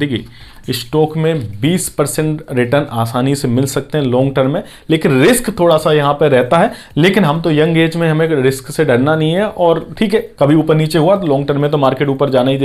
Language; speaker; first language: Hindi; native; Hindi